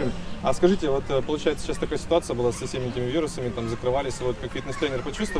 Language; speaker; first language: Russian; native; Russian